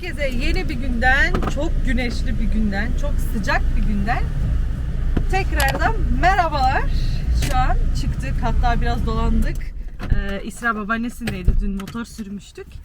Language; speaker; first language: Turkish; early bilingual, heritage; Turkish